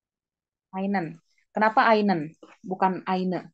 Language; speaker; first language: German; non-native, fluent; Indonesian